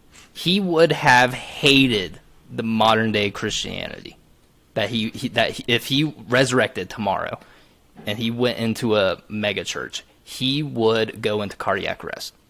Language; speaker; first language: English; native; English